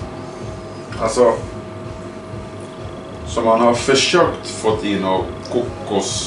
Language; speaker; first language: Swedish; native; Swedish